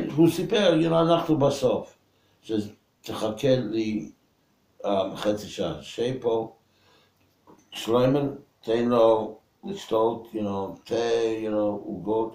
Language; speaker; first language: Hebrew; non-native, fluent; English